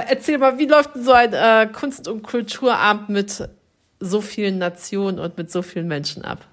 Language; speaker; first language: German; native; German